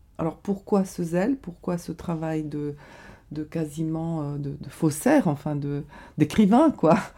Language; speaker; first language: French; non-native, fluent; Bulgarian